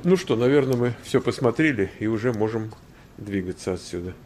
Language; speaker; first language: Russian; native; Russian